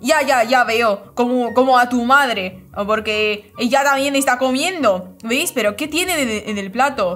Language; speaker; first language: Spanish; non-native, fluent; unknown